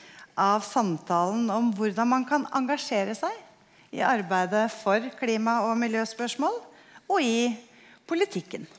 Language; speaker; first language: Norwegian; native; Norwegian